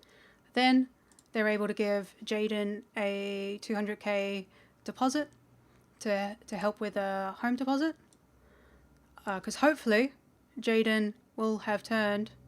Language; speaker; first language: English; native; English